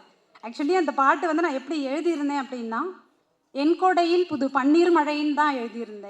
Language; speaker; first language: Tamil; native; Tamil